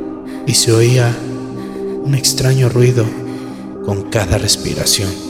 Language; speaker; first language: Spanish; native; Spanish